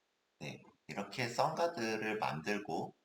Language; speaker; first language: Korean; native; Korean